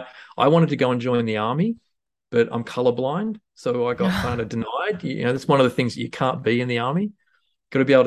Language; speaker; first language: English; native; English